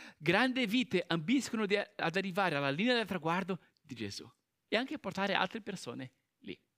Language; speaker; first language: Italian; non-native, fluent; Portuguese